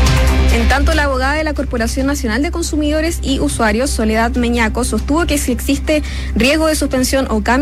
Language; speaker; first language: Spanish; native; Spanish